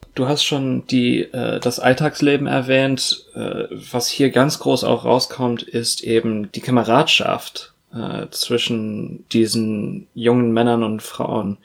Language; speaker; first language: German; early bilingual, other home language; Russian